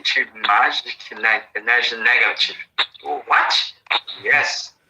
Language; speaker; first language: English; non-native, learner; Portuguese